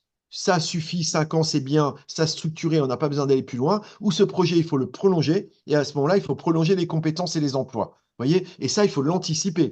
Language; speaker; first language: French; native; French